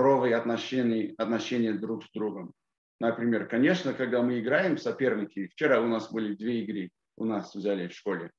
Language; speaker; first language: Russian; non-native, fluent; English